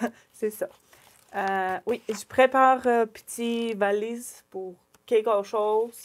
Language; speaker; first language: French; non-native, learner; Ukrainian